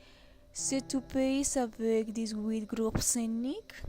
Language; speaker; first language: French; non-native, learner; Spanish